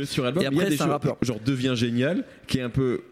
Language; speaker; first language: French; native; French